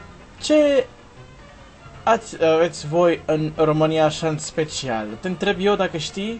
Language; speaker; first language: Romanian; non-native, learner; Portuguese